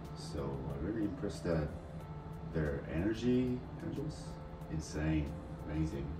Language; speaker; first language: English; non-native, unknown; Korean